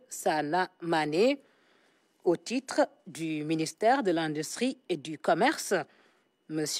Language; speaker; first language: French; non-native, local second language; Wolof